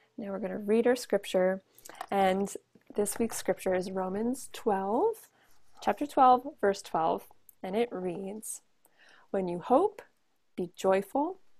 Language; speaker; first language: English; native; English